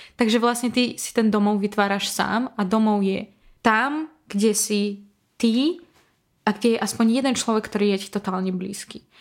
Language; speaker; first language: Slovak; non-native, fluent; Russian